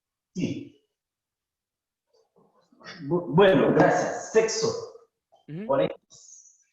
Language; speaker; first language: Spanish; non-native, fluent; Haitian Creole